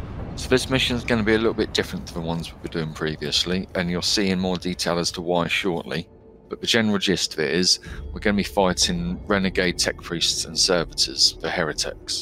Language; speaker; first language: English; native; English